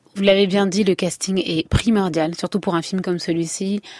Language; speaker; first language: French; native; French